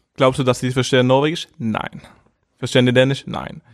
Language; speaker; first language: German; non-native, fluent; Norwegian